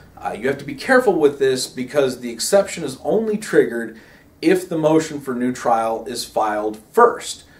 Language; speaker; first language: English; native; English